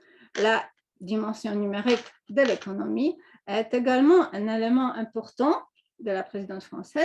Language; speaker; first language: French; non-native, fluent; Polish